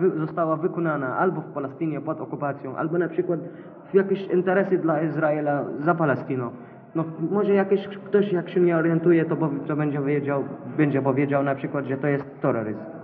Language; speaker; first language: Polish; non-native, learner; Arabic